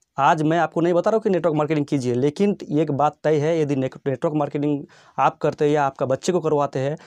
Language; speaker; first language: Hindi; non-native, local second language; Bangla